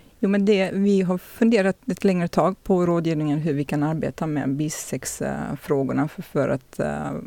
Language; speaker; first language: Swedish; native; Swedish